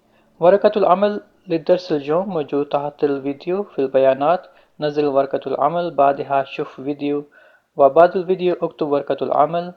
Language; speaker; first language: Arabic; non-native, learner; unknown